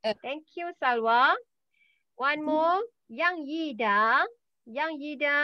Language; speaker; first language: English; non-native, learner; Malay